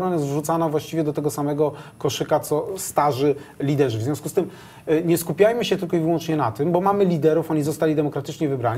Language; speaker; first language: Polish; native; Polish